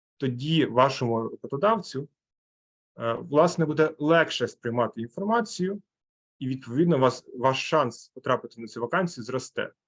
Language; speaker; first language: Ukrainian; native; Ukrainian